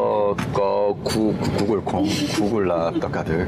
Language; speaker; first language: Vietnamese; non-native, learner; Korean